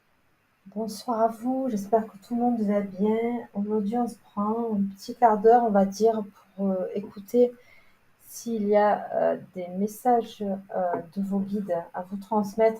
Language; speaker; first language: French; native; French